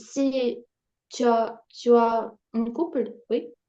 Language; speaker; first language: French; non-native, learner; Ukrainian